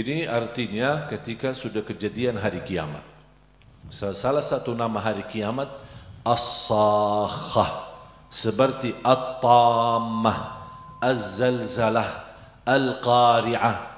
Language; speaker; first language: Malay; non-native, fluent; Arabic